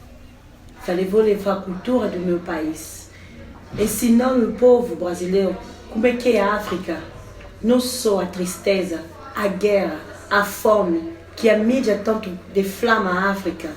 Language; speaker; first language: Portuguese; non-native, fluent; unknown